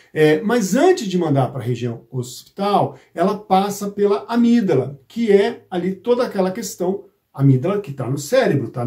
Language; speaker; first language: Portuguese; native; Portuguese